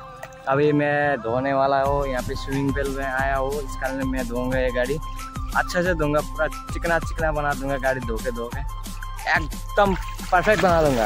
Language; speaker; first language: Hindi; non-native, local second language; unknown